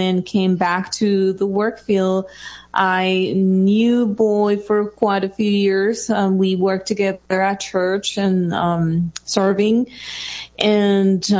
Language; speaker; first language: English; non-native, fluent; Spanish